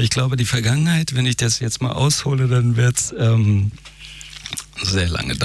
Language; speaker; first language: German; early bilingual, other home language; Persian